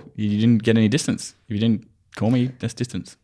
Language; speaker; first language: English; native; English